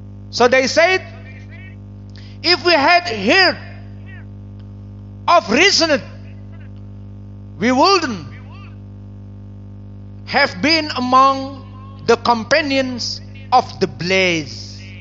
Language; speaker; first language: English; non-native, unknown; Indonesian